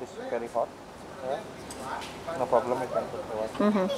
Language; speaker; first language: English; non-native, learner; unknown